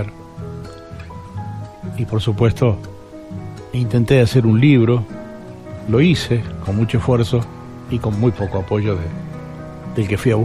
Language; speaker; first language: Spanish; native; Spanish